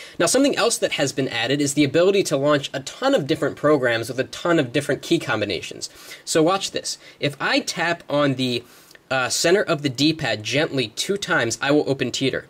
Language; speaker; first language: English; native; English